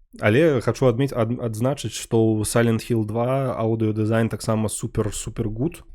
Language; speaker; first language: Belarusian; non-native, local second language; Russian